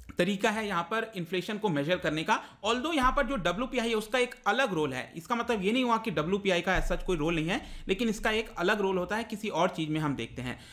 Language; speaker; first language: Hindi; native; Hindi